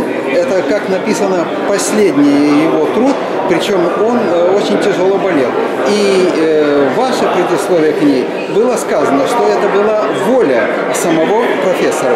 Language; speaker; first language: Russian; native; Russian